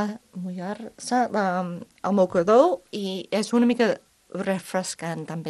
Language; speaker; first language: Catalan; non-native, fluent; English